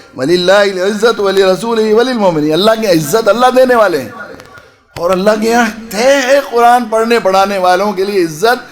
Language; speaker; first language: Urdu; native; Urdu